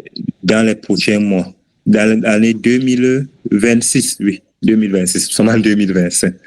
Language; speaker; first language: French; native; French